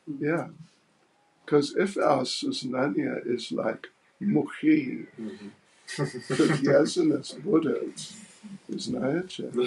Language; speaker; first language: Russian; non-native, learner; English